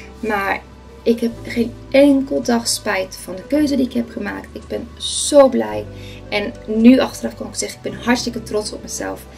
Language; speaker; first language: Dutch; non-native, fluent; Spanish